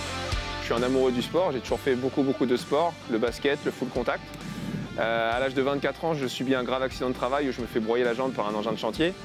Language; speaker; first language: French; native; French